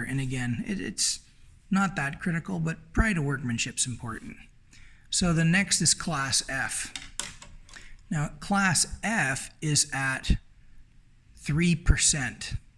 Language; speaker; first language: English; native; English